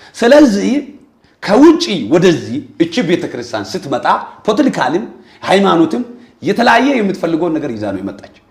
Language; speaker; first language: Amharic; non-native, local second language; Oromo